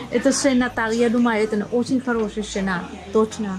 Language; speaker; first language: Russian; non-native, learner; Vietnamese